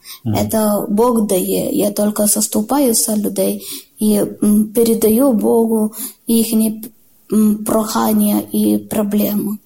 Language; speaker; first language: Ukrainian; non-native, learner; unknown